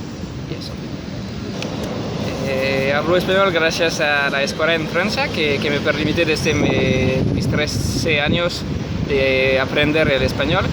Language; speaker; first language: Spanish; non-native, learner; French